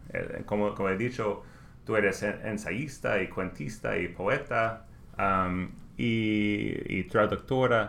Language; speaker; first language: Spanish; non-native, learner; English